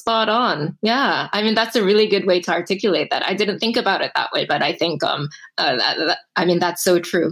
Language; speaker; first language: English; early bilingual, other home language; Korean